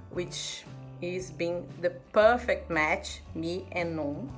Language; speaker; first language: English; non-native, fluent; Portuguese